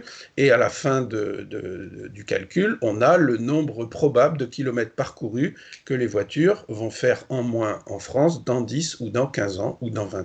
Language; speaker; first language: French; native; French